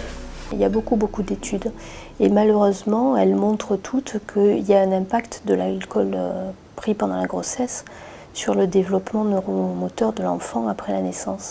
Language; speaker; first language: French; native; French